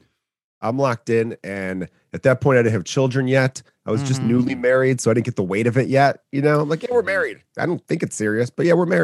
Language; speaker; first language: English; native; English